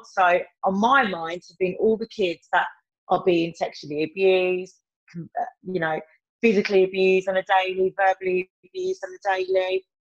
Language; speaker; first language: English; native; English